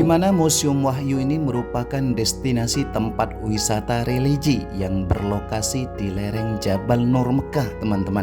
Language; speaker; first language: Indonesian; native; Indonesian